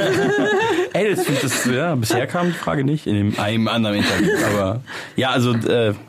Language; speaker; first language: German; native; German